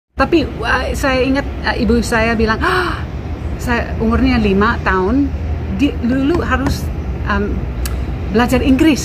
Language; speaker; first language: Indonesian; non-native, local second language; English